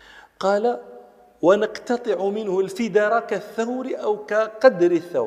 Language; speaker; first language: Arabic; native; Arabic